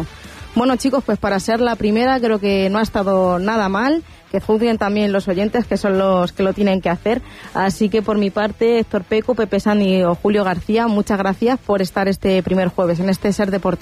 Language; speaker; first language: Spanish; native; Spanish